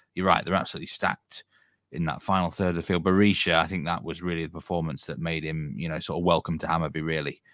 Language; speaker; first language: English; native; English